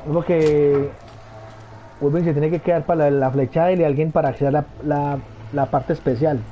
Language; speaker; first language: Spanish; native; Spanish